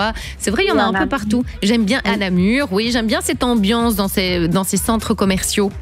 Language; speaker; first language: French; native; French